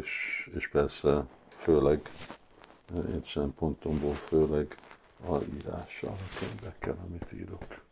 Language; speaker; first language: Hungarian; early bilingual, heritage; Hungarian